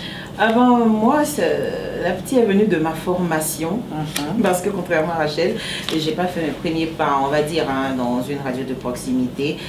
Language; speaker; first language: French; native; French